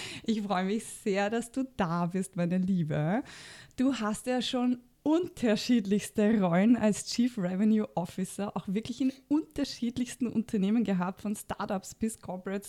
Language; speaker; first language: German; native; German